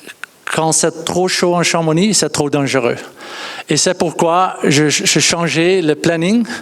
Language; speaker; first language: French; non-native, learner; Dutch